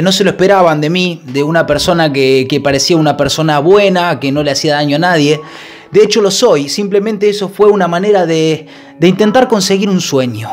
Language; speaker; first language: Spanish; native; Spanish